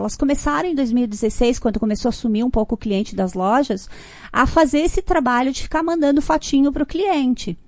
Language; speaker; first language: Portuguese; native; Portuguese